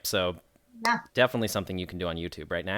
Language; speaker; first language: English; native; English